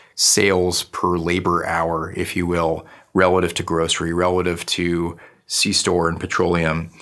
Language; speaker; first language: English; native; English